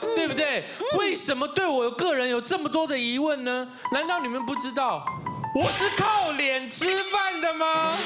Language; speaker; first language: Chinese; native; Chinese